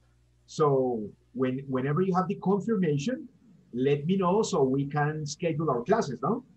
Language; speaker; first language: English; non-native, fluent; Spanish